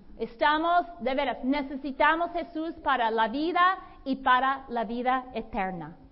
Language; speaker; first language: Spanish; non-native, fluent; English